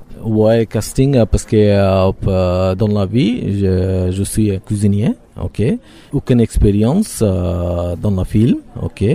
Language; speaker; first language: French; non-native, learner; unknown